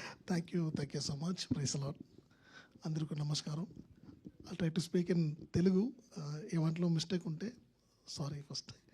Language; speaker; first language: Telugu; non-native, local second language; Tamil